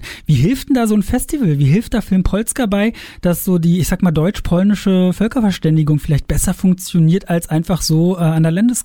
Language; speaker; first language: German; native; German